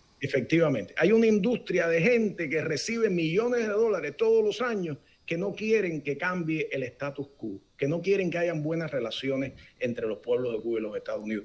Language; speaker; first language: Spanish; native; Spanish